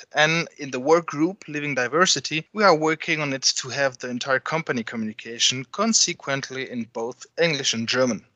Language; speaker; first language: English; non-native, fluent; French